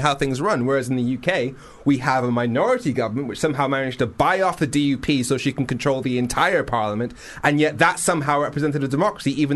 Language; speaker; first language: English; native; English